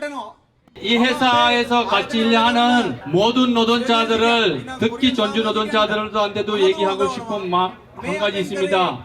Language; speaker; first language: Korean; non-native, fluent; Sinhala